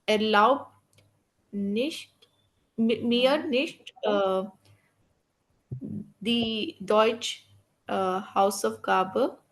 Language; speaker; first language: German; non-native, learner; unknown